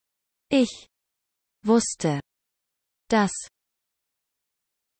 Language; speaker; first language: German; non-native, learner; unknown